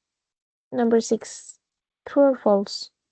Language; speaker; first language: English; non-native, fluent; Spanish